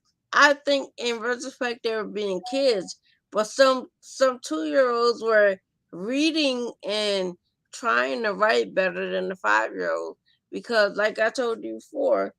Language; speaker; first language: English; native; English